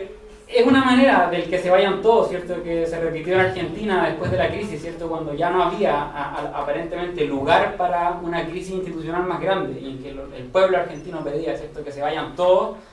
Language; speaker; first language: Spanish; native; Spanish